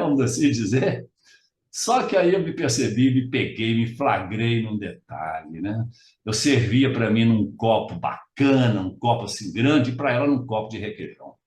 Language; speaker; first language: Portuguese; native; Portuguese